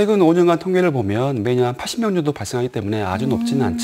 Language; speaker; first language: Korean; native; Korean